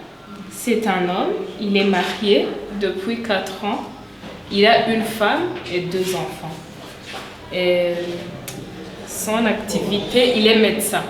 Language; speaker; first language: French; non-native, local second language; Rundi